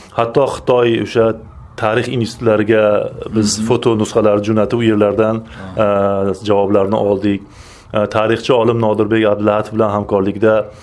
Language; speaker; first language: Uzbek; native; Uzbek